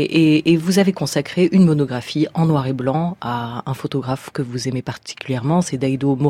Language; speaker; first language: French; native; French